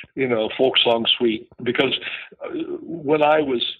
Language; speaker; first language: English; native; English